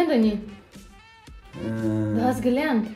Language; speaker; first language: Persian; non-native, learner; Romanian